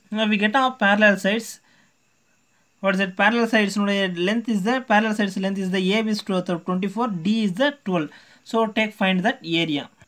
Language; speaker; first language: English; non-native, local second language; Tamil